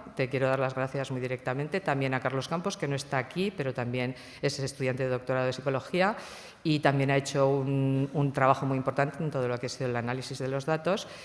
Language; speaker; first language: Spanish; non-native, local second language; Catalan